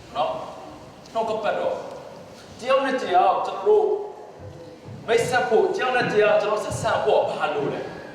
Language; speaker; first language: Burmese; non-native, local second language; Hakha Chin